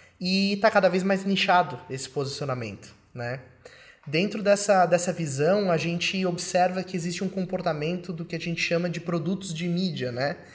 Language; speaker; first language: Portuguese; native; Portuguese